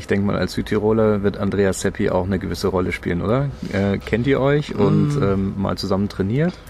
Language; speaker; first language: German; native; German